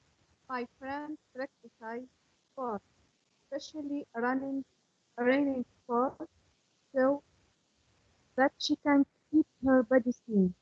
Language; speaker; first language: English; non-native, learner; Arabic